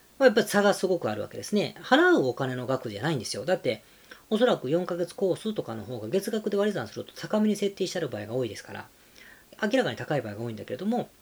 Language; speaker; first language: Japanese; native; Japanese